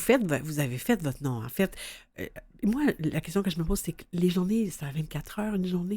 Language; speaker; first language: French; native; French